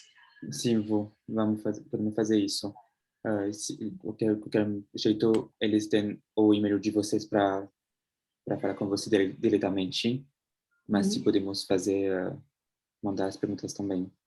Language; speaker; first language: Portuguese; non-native, fluent; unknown